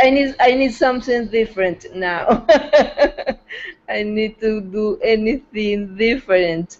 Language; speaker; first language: English; non-native, fluent; Spanish